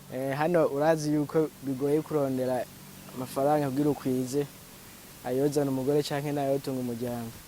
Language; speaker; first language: Rundi; native; Rundi